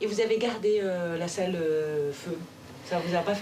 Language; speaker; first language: French; native; French